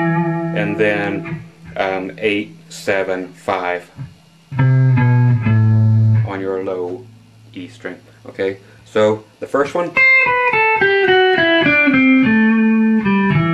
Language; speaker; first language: English; native; English